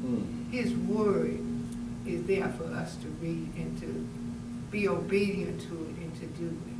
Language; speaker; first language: English; native; English